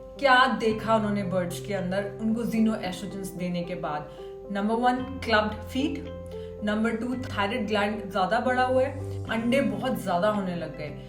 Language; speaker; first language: Hindi; native; Hindi